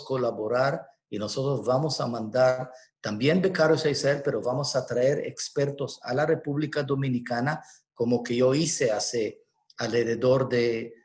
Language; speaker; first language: Spanish; non-native, fluent; Hebrew